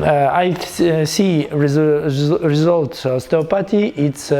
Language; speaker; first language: English; non-native, learner; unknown